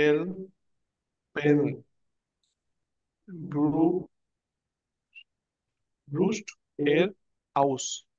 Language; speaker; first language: German; non-native, learner; Bangla